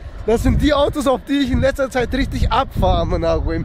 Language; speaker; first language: German; early bilingual, other home language; Turkish